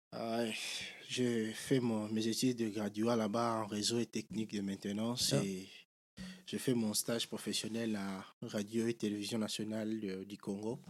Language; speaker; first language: French; non-native, local second language; Lingala